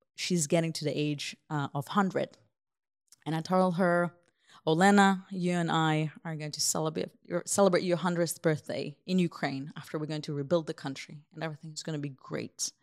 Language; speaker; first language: English; non-native, fluent; Hebrew